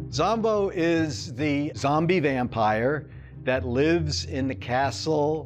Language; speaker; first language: English; native; English